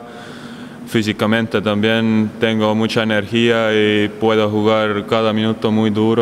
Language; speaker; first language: Spanish; non-native, learner; Estonian